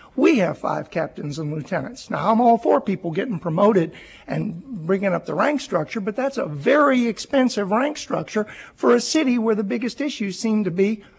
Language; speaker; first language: English; native; English